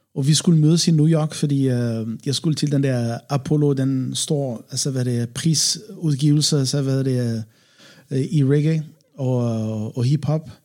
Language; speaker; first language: Danish; non-native, fluent; Arabic